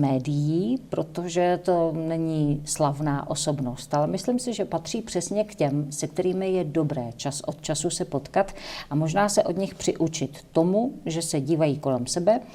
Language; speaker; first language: Czech; native; Czech